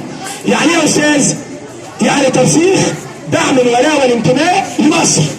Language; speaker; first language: Arabic; native; Arabic